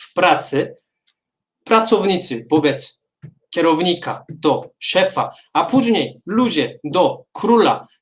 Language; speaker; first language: Polish; non-native, fluent; Korean